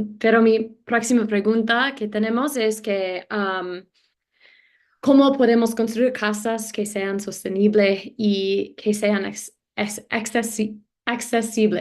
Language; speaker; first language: Spanish; non-native, learner; English